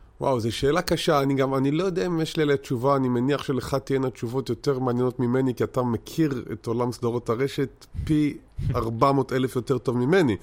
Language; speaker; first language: Hebrew; native; Hebrew